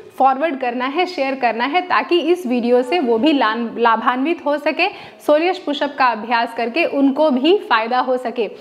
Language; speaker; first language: Hindi; native; Hindi